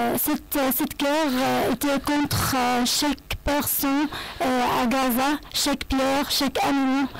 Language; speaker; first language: French; non-native, learner; Arabic